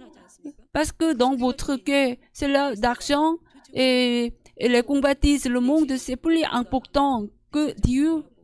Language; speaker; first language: French; non-native, learner; Korean